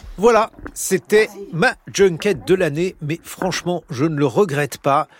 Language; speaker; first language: French; native; French